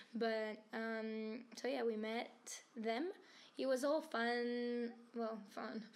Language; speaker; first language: English; native; English